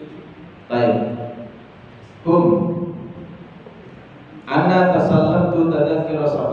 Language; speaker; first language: Arabic; non-native, fluent; Indonesian